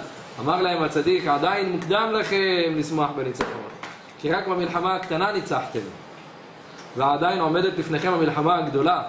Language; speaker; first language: Hebrew; native; Hebrew